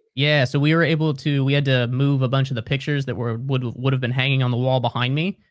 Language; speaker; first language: English; native; English